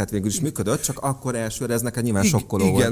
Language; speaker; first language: Hungarian; native; Hungarian